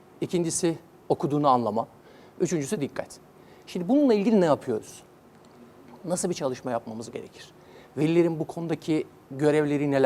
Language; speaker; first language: Turkish; native; Turkish